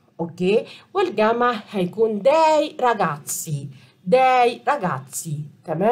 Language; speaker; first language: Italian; non-native, fluent; Arabic